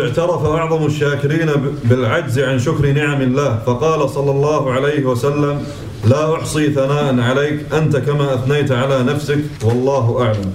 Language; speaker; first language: Arabic; native; Arabic